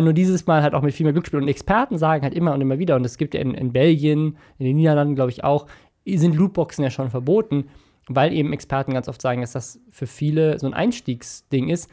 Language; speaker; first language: German; native; German